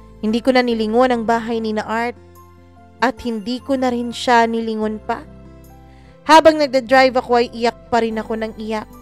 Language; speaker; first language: Filipino; non-native, local second language; Cebuano